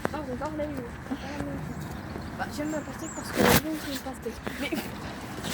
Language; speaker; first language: French; native; French